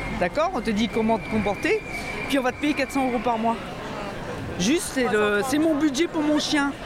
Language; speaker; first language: French; native; French